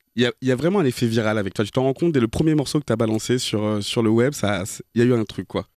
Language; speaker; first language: French; native; French